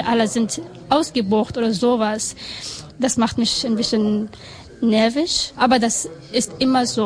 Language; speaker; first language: German; non-native, learner; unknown